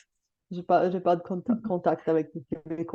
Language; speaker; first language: French; non-native, fluent; Bulgarian